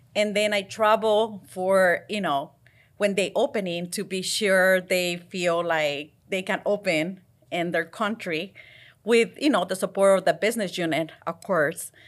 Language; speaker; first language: English; non-native, fluent; Spanish